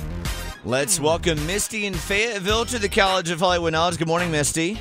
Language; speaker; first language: English; native; English